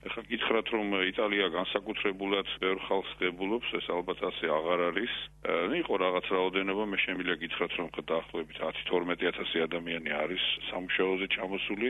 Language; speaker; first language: Georgian; native; Georgian